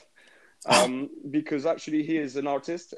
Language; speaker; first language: English; native; English